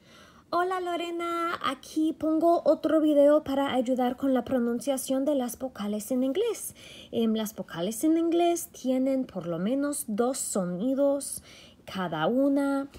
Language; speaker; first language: Spanish; non-native, fluent; English